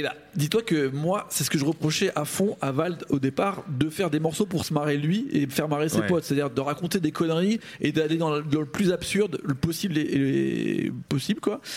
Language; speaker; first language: French; native; French